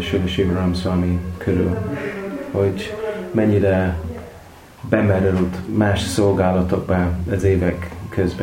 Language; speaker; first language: Hungarian; non-native, learner; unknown